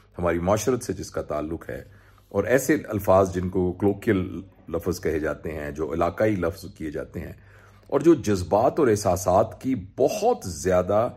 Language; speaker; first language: Urdu; non-native, local second language; Punjabi